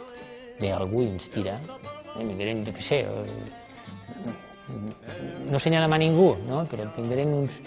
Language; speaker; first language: Catalan; native; Catalan